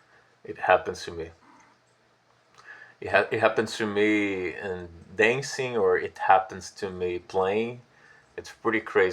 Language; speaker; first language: English; non-native, fluent; Portuguese